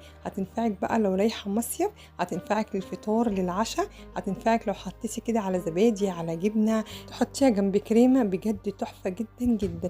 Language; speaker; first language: Arabic; native; Arabic